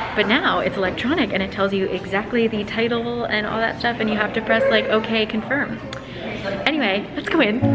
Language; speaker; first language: English; native; English